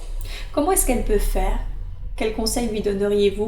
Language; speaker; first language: French; native; French